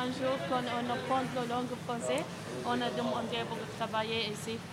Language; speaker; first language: French; non-native, learner; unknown